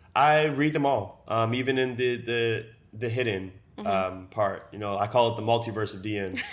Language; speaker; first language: English; native; English